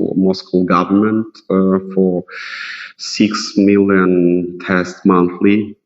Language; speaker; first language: English; non-native, fluent; Russian